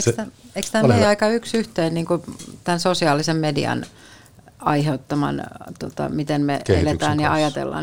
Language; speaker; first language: Finnish; native; Finnish